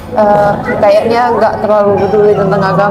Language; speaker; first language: Indonesian; non-native, fluent; Finnish